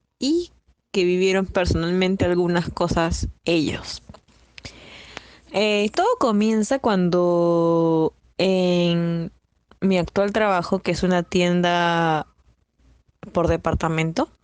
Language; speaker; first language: Spanish; native; Spanish